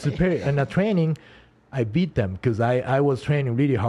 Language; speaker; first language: English; non-native, learner; Japanese